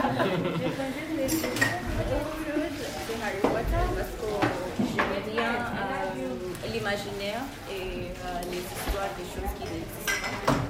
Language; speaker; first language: French; non-native, learner; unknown